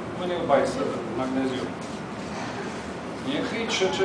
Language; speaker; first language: Chinese; non-native, learner; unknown